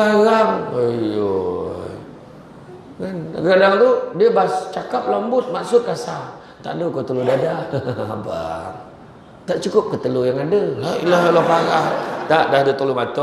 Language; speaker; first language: Malay; native; Malay